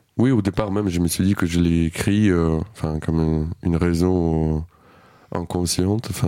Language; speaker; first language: French; non-native, fluent; Russian